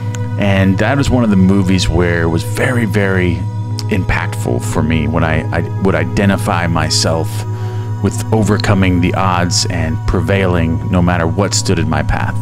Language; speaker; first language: English; native; English